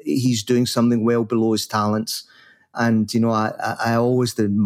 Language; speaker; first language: English; native; English